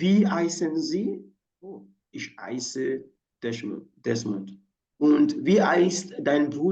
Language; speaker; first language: German; non-native, fluent; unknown